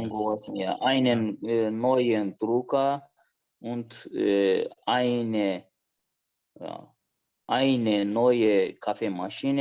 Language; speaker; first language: German; non-native, learner; Azerbaijani